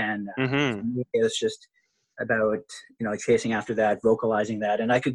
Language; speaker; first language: English; non-native, local second language; Filipino